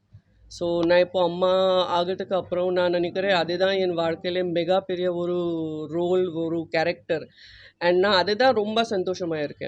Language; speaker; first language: Tamil; non-native, fluent; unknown